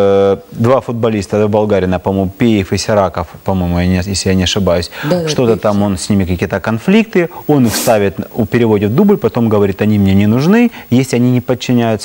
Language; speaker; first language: Russian; native; Russian